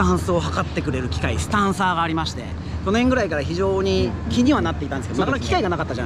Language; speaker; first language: Japanese; native; Japanese